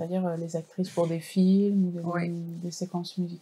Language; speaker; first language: French; native; French